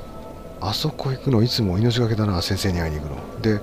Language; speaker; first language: Japanese; native; Japanese